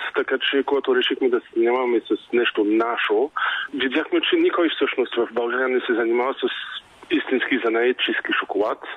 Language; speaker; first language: Bulgarian; non-native, fluent; French